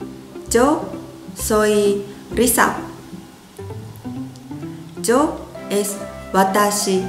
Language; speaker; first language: Spanish; non-native, learner; Japanese